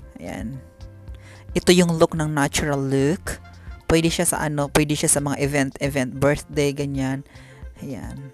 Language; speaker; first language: Filipino; non-native, local second language; Cebuano